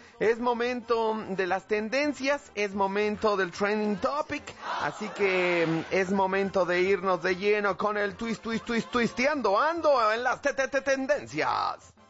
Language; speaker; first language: Spanish; native; Spanish